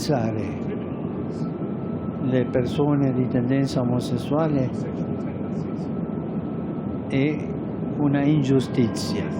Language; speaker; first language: Italian; non-native, fluent; Spanish